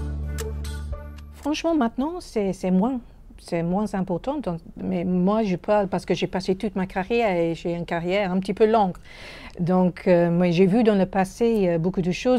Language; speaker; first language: French; non-native, fluent; English